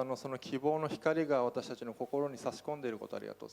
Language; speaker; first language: Japanese; native; Japanese